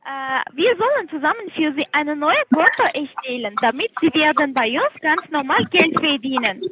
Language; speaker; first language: German; non-native, learner; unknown